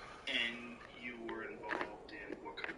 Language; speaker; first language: English; native; English